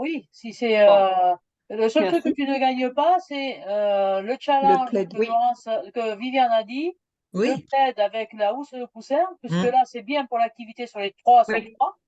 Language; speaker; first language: French; native; French